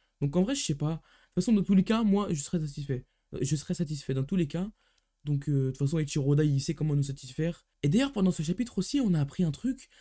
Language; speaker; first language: French; native; French